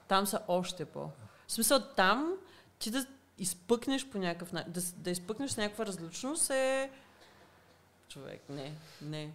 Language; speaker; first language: Bulgarian; early bilingual, heritage; Bulgarian